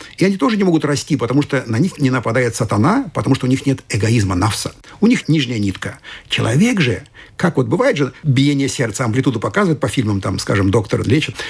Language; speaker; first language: Russian; non-native, fluent; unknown